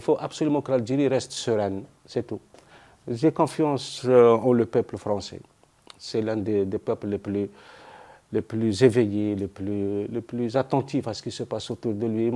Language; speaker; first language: French; non-native, local second language; Arabic